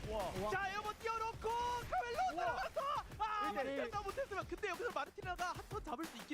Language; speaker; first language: Korean; native; Korean